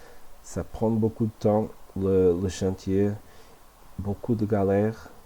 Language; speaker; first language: French; non-native, fluent; Portuguese